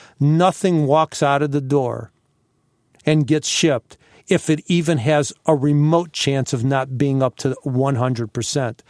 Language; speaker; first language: English; native; English